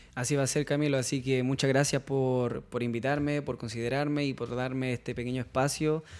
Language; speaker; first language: Spanish; native; Spanish